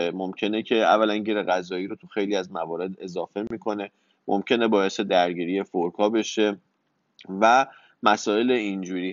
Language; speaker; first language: Persian; native; Persian